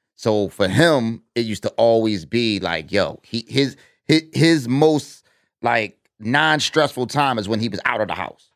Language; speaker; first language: English; native; English